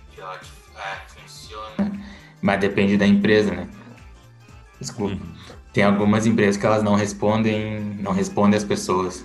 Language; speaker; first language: Portuguese; native; Portuguese